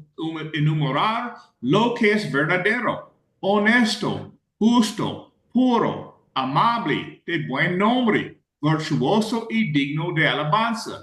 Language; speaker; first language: Spanish; non-native, fluent; English